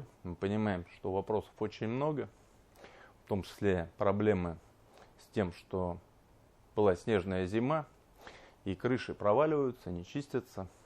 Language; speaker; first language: Russian; native; Russian